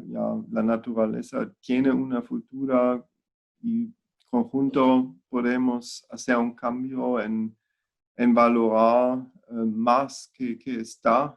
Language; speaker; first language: Spanish; non-native, fluent; German